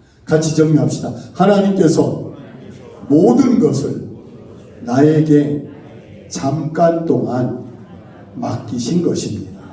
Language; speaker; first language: Korean; native; Korean